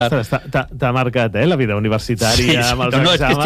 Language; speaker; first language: Catalan; native; Catalan